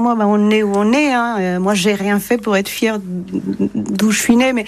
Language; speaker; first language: French; non-native, fluent; Spanish